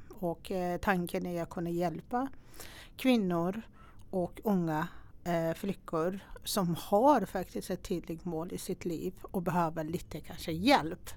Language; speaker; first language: Swedish; non-native, fluent; Persian